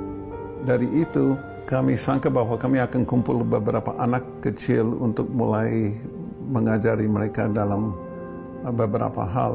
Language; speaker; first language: Indonesian; non-native, fluent; English